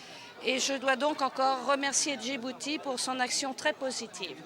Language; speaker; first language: French; native; French